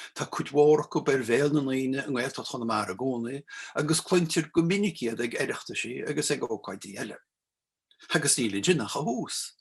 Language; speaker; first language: Irish; native; Irish